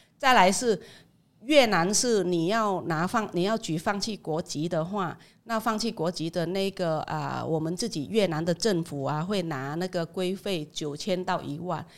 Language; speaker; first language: Chinese; non-native, fluent; Vietnamese